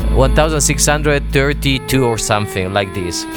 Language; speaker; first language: English; non-native, fluent; Italian